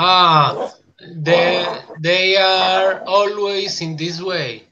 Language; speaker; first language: English; non-native, learner; Spanish